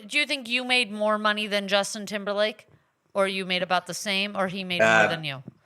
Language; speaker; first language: English; native; English